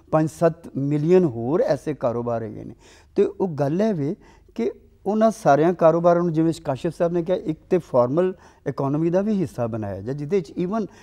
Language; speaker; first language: Punjabi; native; Punjabi